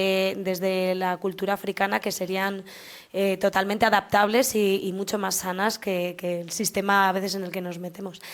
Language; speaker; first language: Spanish; native; Spanish